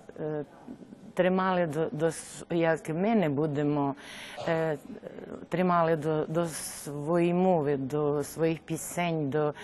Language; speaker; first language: Ukrainian; early bilingual, heritage; Ukrainian